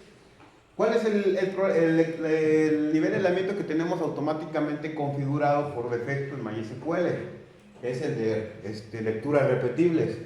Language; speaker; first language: Spanish; native; Spanish